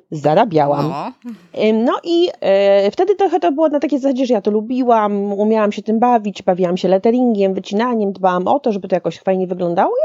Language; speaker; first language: Polish; native; Polish